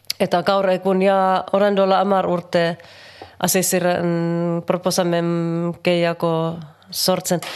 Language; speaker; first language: Basque; non-native, learner; Finnish